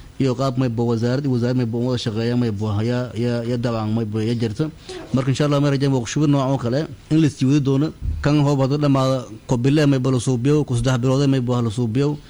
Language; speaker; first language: Somali; non-native, local second language; Maay